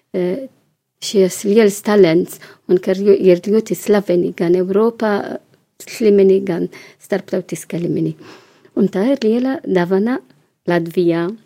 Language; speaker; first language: Latvian; non-native, fluent; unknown